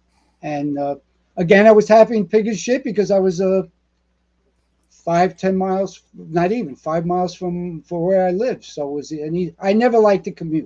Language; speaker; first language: English; native; English